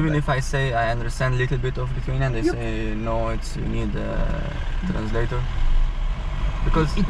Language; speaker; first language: English; non-native, learner; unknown